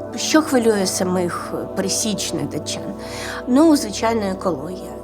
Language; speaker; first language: Ukrainian; non-native, local second language; Russian